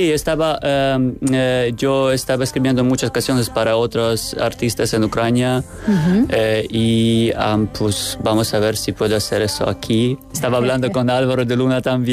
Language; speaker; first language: Spanish; non-native, learner; Ukrainian